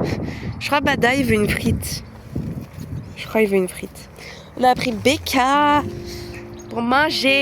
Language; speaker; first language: French; native; French